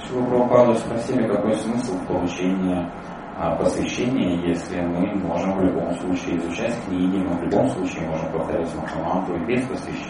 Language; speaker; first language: Russian; native; Russian